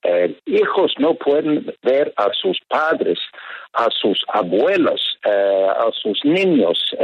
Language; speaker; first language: Spanish; non-native, fluent; Norwegian